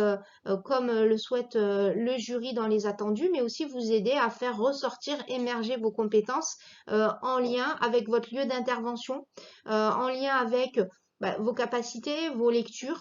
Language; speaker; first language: French; native; French